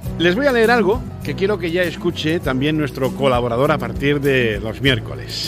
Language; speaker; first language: Spanish; native; Spanish